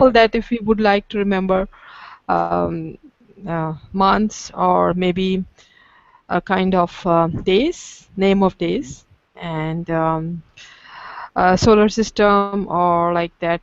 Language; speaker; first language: English; non-native, learner; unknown